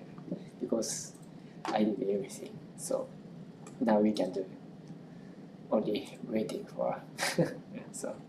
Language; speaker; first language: English; non-native, local second language; Japanese